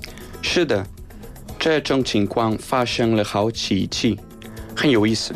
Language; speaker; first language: Chinese; non-native, learner; Spanish